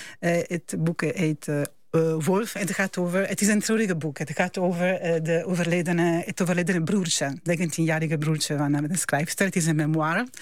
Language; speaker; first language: Dutch; non-native, fluent; Italian